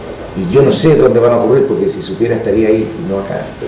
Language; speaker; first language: Spanish; native; Spanish